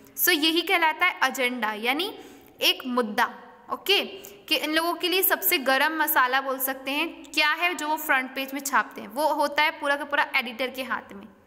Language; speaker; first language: Hindi; native; Hindi